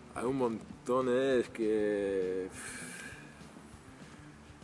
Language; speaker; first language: Spanish; non-native, fluent; Dutch